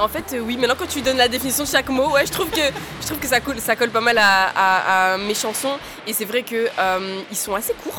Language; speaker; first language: French; native; French